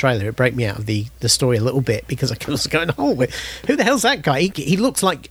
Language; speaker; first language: English; native; English